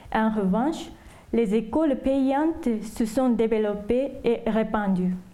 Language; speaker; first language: French; non-native, fluent; Japanese